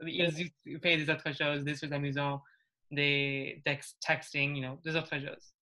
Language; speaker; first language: French; non-native, learner; English